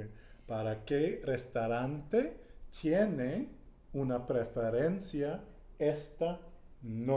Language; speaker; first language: Spanish; non-native, learner; English